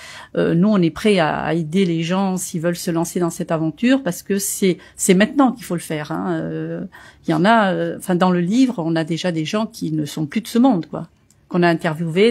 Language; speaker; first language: French; early bilingual, other home language; Portuguese